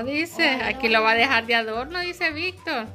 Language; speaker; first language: Spanish; native; Spanish